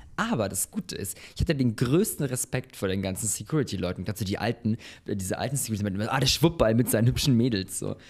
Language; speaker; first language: German; early bilingual, other home language; Bosnian